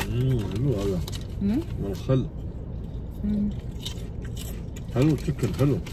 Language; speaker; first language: Arabic; non-native, learner; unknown